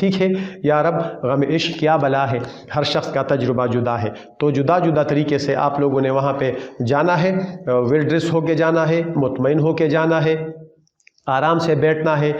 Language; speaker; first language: Urdu; non-native, local second language; Pashto